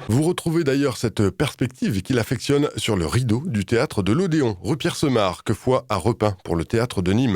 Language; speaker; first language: French; native; French